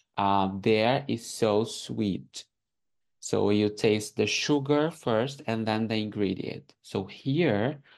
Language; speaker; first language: English; non-native, fluent; Portuguese